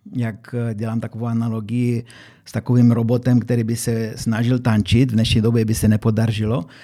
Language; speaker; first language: Czech; non-native, fluent; Romanian